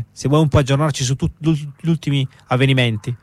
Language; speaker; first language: Italian; native; Italian